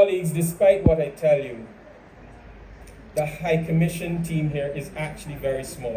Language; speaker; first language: English; native; English